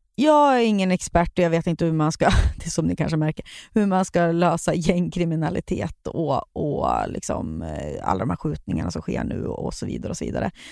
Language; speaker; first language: Swedish; native; Swedish